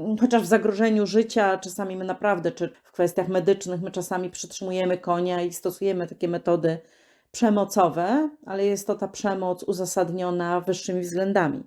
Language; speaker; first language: Polish; native; Polish